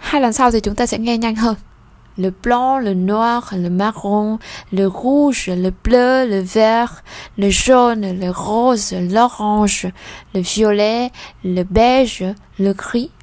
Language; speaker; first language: French; non-native, fluent; Vietnamese